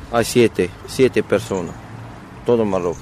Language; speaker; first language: Spanish; non-native, learner; Arabic